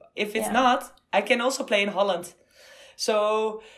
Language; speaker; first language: English; non-native, fluent; Dutch